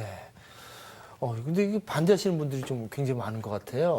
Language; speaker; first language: Korean; native; Korean